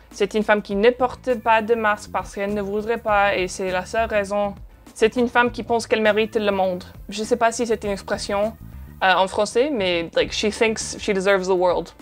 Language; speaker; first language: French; non-native, fluent; English